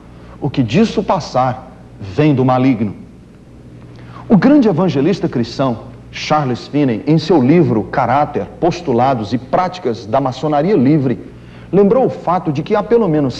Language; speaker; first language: Portuguese; native; Portuguese